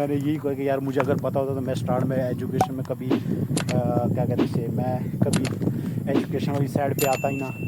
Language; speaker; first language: Urdu; non-native, local second language; Pashto